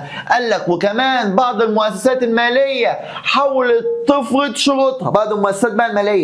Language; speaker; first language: Arabic; native; Arabic